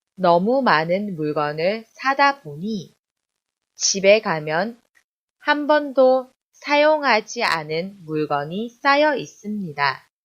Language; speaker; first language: Korean; non-native, fluent; Chinese